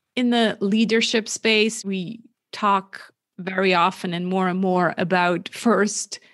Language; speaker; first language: English; non-native, fluent; German